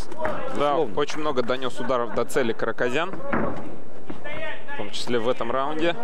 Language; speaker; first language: Russian; native; Russian